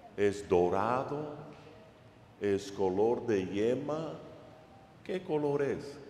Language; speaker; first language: Spanish; non-native, fluent; English